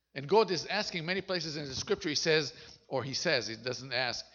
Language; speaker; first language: English; non-native, fluent; Hebrew